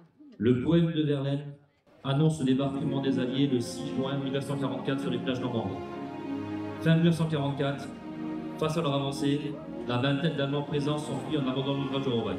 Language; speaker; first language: French; native; French